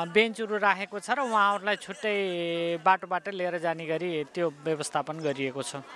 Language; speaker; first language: Nepali; native; Nepali